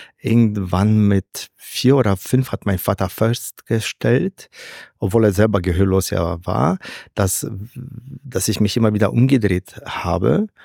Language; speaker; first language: German; non-native, fluent; Polish